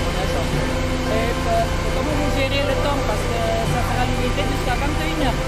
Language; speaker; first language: French; non-native, fluent; Indonesian